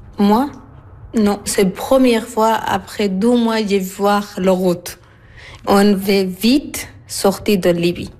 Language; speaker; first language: French; non-native, learner; Arabic